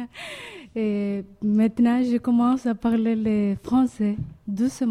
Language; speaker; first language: French; non-native, learner; Spanish